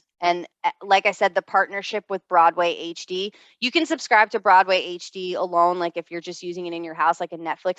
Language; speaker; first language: English; native; English